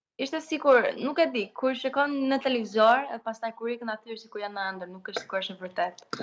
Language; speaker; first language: Albanian; early bilingual, other home language; English